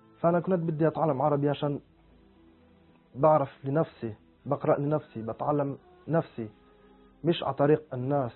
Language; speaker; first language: Arabic; non-native, fluent; French